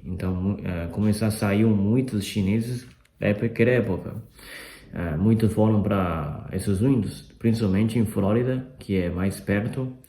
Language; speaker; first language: Portuguese; non-native, fluent; Chinese